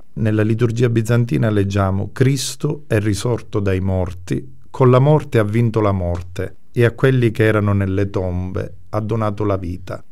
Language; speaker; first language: Italian; native; Italian